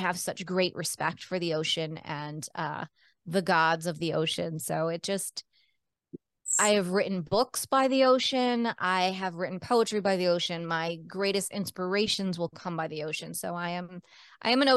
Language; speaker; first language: English; native; English